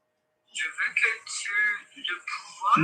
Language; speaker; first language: French; non-native, learner; Turkish